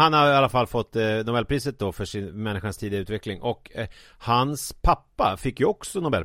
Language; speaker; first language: Swedish; native; Swedish